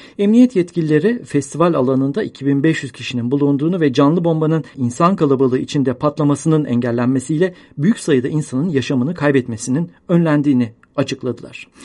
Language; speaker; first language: Turkish; native; Turkish